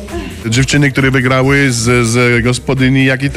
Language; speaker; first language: Polish; non-native, fluent; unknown